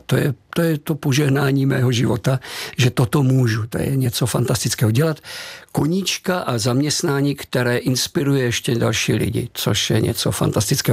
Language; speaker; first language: Czech; native; Czech